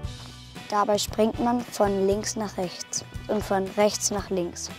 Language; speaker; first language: German; native; German